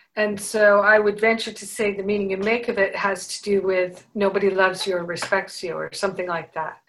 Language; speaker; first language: English; native; English